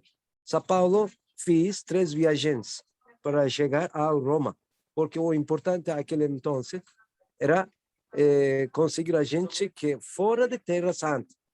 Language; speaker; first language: Portuguese; non-native, learner; Turkish